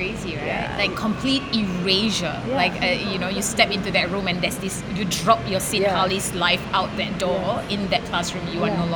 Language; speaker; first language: English; non-native, local second language; Malay